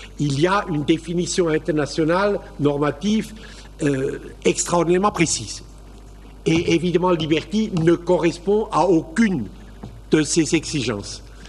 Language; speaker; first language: French; native; French